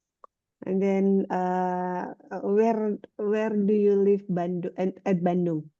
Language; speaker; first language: English; non-native, learner; Indonesian